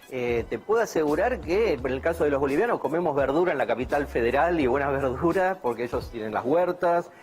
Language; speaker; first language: Spanish; native; Spanish